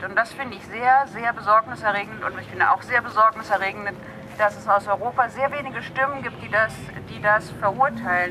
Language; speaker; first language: German; non-native, fluent; Catalan